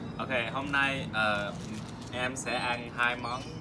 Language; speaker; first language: Vietnamese; early bilingual, heritage; English